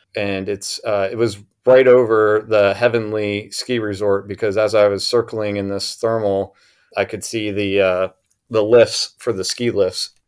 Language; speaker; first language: English; native; English